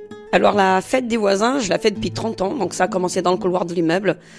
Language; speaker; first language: French; non-native, fluent; Portuguese